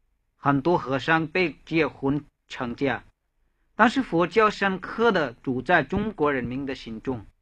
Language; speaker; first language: Chinese; non-native, fluent; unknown